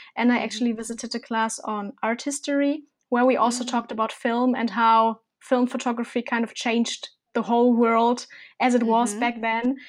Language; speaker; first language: English; non-native, fluent; German